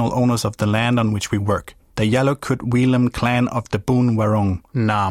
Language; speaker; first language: English; non-native, fluent; Danish